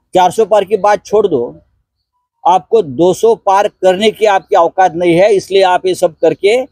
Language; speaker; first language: Hindi; non-native, local second language; Marathi